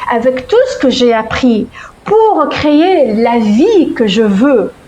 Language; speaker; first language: French; non-native, local second language; Arabic